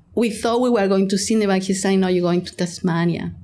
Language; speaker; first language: English; non-native, fluent; Spanish